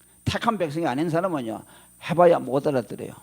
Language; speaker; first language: Korean; native; Korean